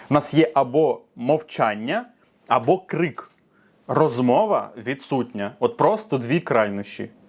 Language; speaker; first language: Ukrainian; non-native, local second language; Russian